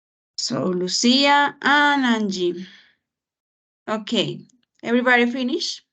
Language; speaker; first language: English; non-native, fluent; Spanish